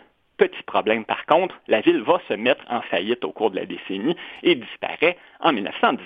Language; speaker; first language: French; native; French